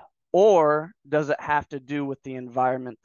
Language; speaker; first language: English; native; English